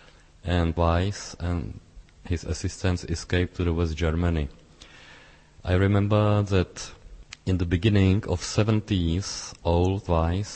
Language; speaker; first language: English; non-native, fluent; Czech